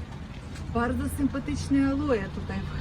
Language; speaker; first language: Polish; non-native, learner; Russian